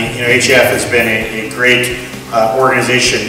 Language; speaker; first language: English; native; English